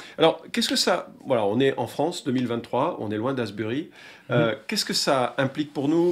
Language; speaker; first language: French; native; French